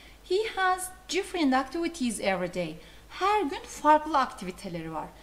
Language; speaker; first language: English; non-native, fluent; Turkish